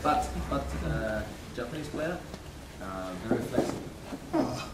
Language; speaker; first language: English; non-native, learner; German